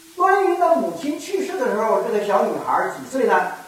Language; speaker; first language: Chinese; native; Chinese